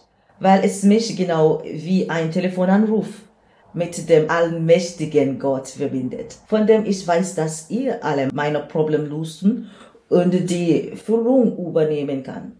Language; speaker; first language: German; non-native, learner; English